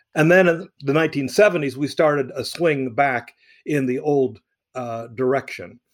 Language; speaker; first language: English; early bilingual, other home language; Arabic